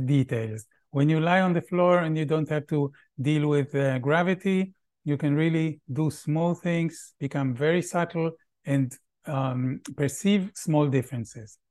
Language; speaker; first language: English; non-native, fluent; Hebrew